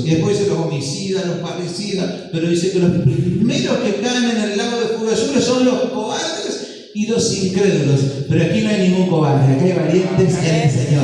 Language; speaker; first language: Spanish; native; Spanish